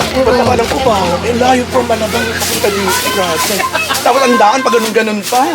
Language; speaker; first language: Filipino; native; Filipino